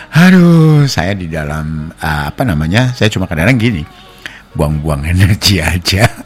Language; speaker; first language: Indonesian; non-native, local second language; Javanese